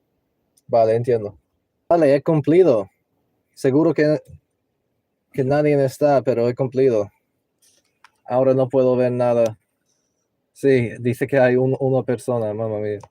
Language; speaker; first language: Spanish; non-native, learner; English